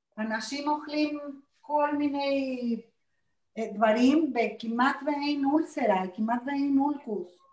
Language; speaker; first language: Hebrew; non-native, fluent; Spanish